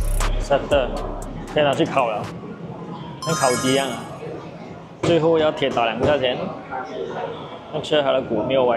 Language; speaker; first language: Chinese; native; Chinese